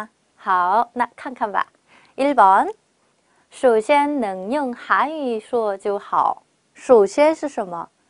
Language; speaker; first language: Chinese; non-native, fluent; Korean